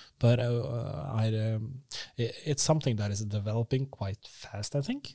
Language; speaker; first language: English; non-native, fluent; Norwegian